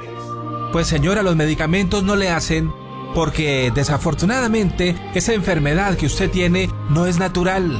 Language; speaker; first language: Spanish; native; Spanish